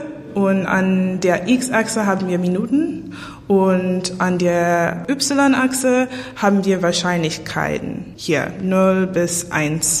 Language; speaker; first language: German; non-native, learner; English